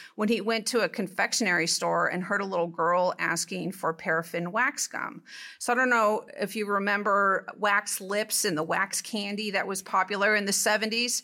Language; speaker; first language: English; native; English